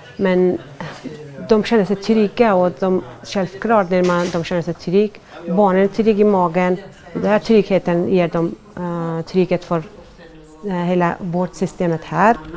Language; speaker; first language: Swedish; non-native, fluent; Persian